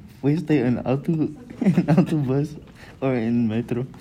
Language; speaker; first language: Spanish; non-native, learner; English